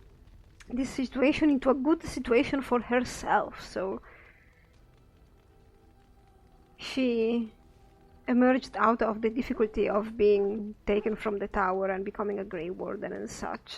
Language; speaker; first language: English; non-native, fluent; Italian